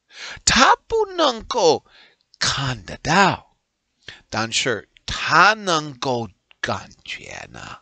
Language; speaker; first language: Chinese; non-native, learner; English